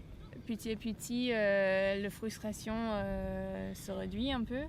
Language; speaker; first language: French; non-native, fluent; English